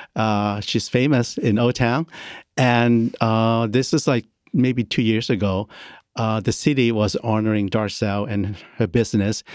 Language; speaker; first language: English; non-native, local second language; Cantonese